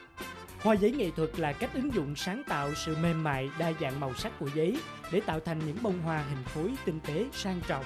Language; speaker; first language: Vietnamese; native; Vietnamese